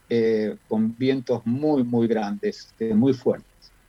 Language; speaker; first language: Spanish; native; Spanish